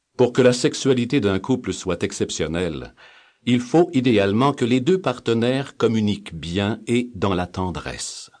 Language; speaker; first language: French; native; French